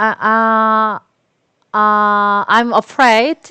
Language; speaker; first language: English; non-native, learner; Korean